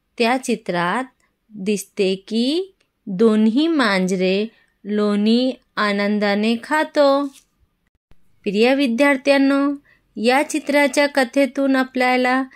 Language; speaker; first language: Marathi; non-native, local second language; Urdu